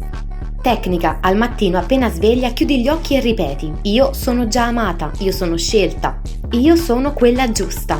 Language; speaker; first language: Italian; native; Italian